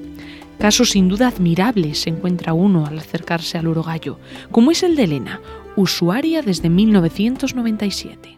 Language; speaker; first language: Spanish; native; Spanish